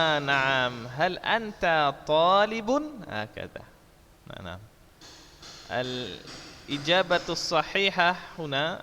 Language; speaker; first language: Arabic; non-native, fluent; Indonesian